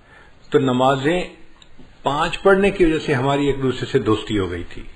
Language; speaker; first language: Urdu; native; Urdu